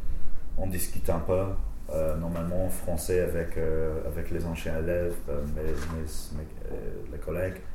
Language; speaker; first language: French; non-native, fluent; English